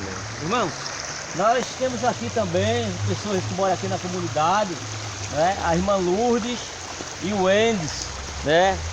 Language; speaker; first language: Portuguese; native; Portuguese